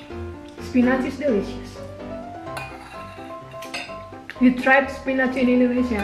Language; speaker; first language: English; non-native, learner; Indonesian